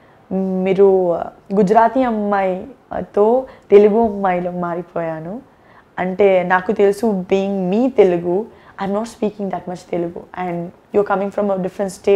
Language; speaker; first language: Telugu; non-native, learner; Gujarati